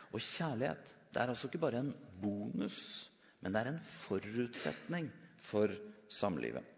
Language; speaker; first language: Norwegian; native; Norwegian